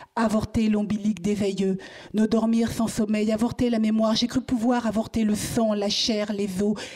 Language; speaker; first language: French; native; French